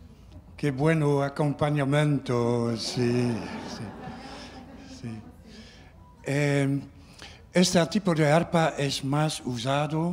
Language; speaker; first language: Spanish; non-native, learner; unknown